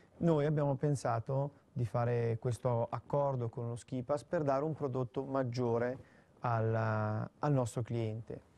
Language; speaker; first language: Italian; native; Italian